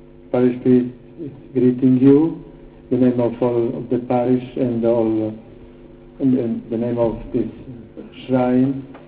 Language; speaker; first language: English; non-native, learner; Croatian